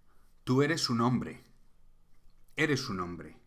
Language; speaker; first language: Spanish; non-native, fluent; English